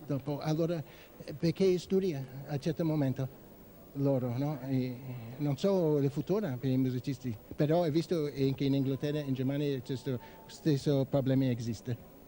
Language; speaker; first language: Italian; non-native, fluent; English